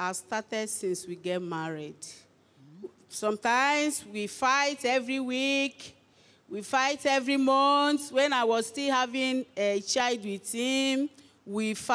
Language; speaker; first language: English; non-native, local second language; Igbo